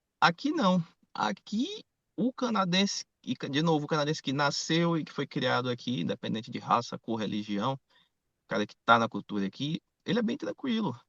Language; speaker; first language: Portuguese; native; Portuguese